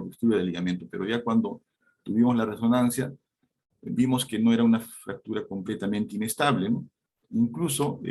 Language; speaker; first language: Spanish; native; Spanish